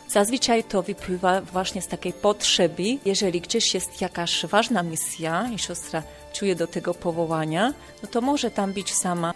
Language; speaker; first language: Polish; non-native, fluent; Hungarian